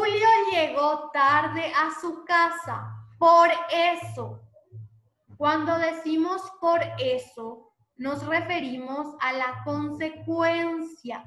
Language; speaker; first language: Spanish; native; Spanish